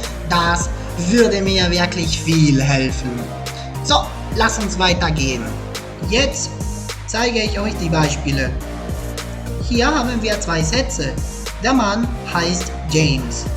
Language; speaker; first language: German; non-native, fluent; Spanish